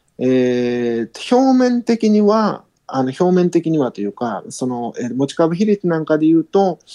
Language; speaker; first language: Japanese; native; Japanese